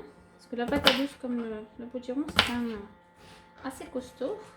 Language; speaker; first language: French; native; French